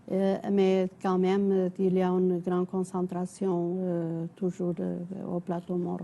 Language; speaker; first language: French; non-native, fluent; Portuguese